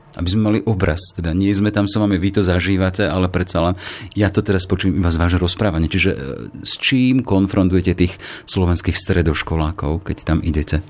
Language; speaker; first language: Slovak; native; Slovak